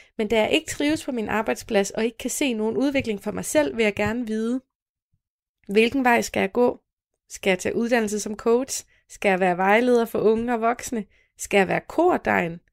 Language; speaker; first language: Danish; native; Danish